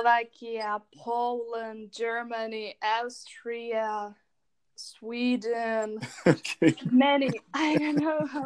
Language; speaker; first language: English; non-native, learner; Czech